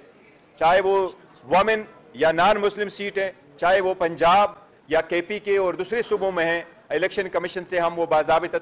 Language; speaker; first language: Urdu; non-native, local second language; Pashto